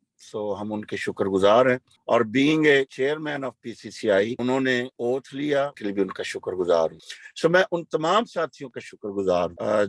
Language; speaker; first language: Urdu; non-native, local second language; Punjabi